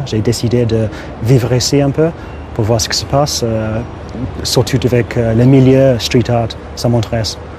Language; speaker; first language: French; non-native, fluent; English